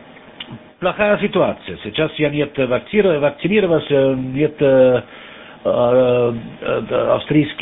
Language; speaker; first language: Russian; non-native, learner; German